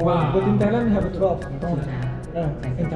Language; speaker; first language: English; non-native, fluent; Thai